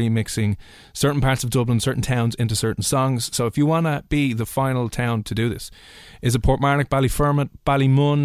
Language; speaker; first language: English; native; English